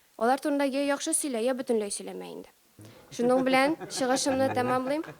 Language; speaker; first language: Tatar; native; Tatar